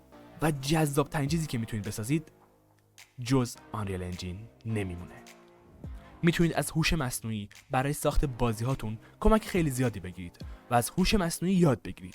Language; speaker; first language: Persian; native; Persian